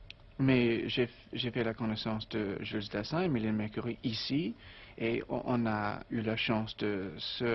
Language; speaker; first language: French; non-native, learner; English